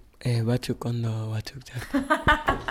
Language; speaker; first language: Basque; non-native, learner; Spanish